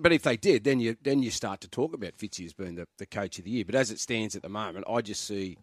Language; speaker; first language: English; native; English